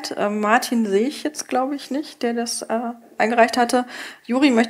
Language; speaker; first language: German; native; German